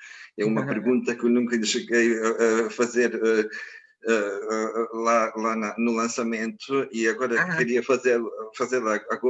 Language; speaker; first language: Portuguese; non-native, fluent; Croatian